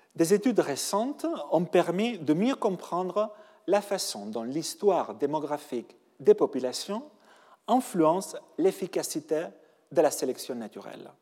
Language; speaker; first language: French; non-native, fluent; Spanish